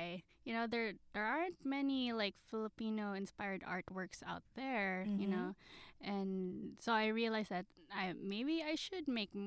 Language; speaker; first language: English; non-native, local second language; Filipino